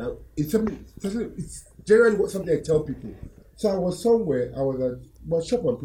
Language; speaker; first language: English; non-native, local second language; Igbo